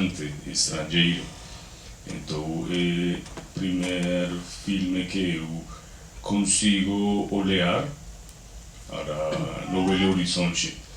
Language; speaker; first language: Portuguese; non-native, learner; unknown